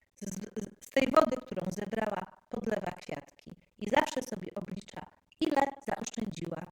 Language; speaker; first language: Polish; native; Polish